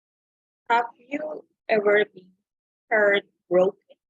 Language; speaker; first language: English; non-native, learner; Spanish